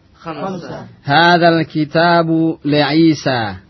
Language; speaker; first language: Arabic; non-native, fluent; Indonesian